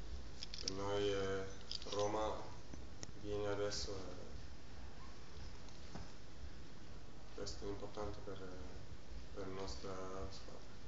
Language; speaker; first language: Italian; non-native, learner; German